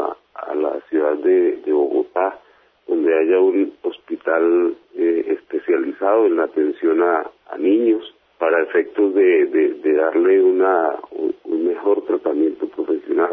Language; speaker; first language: Spanish; native; Spanish